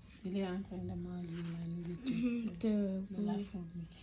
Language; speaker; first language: French; non-native, learner; English